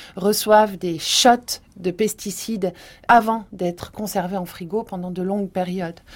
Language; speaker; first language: French; native; French